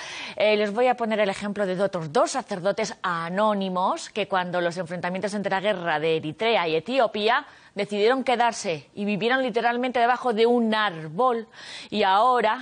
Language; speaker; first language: Spanish; native; Spanish